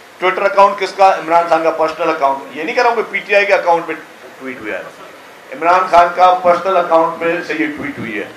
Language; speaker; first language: Urdu; non-native, local second language; Sindhi